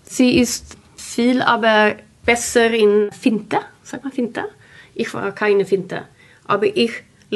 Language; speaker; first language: German; non-native, learner; Swedish